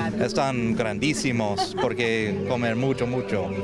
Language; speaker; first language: Spanish; non-native, learner; English